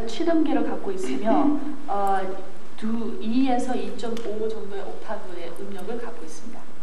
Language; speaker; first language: Korean; native; Korean